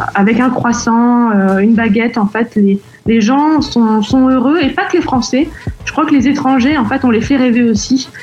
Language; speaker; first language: French; native; French